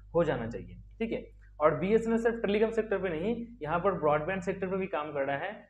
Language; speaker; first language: Hindi; native; Hindi